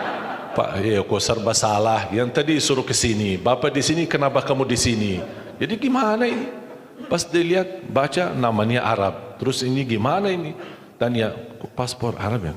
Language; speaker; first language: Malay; non-native, fluent; Arabic